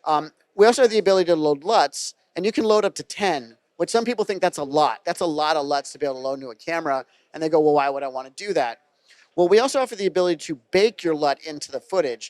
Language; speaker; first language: English; native; English